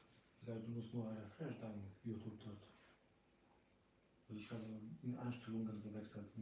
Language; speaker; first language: German; non-native, learner; Polish